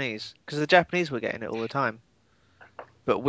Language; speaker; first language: English; native; English